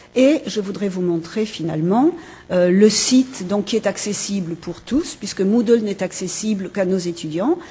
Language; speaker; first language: French; native; French